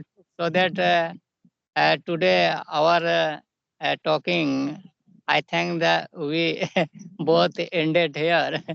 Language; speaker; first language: English; non-native, local second language; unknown